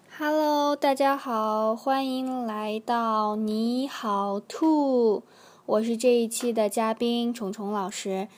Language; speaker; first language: Chinese; native; Chinese